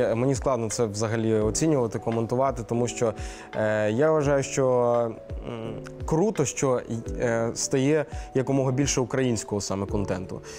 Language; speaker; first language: Ukrainian; non-native, local second language; Russian